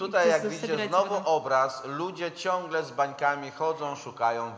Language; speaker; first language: Polish; native; Polish